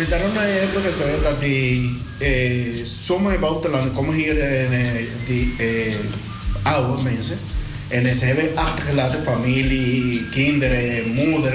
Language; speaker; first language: Dutch; non-native, learner; Spanish